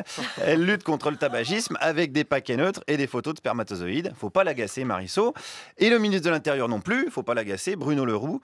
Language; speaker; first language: French; native; French